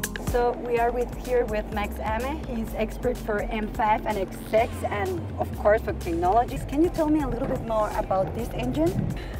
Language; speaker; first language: English; non-native, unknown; Spanish